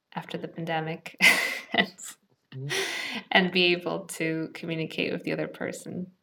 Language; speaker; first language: English; native; English